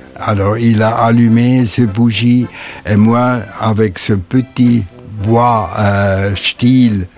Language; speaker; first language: French; non-native, local second language; German